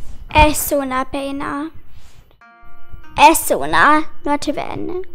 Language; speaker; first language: Spanish; non-native, learner; English